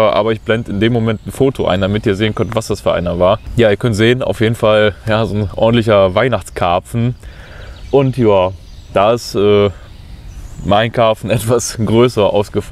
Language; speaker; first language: German; native; German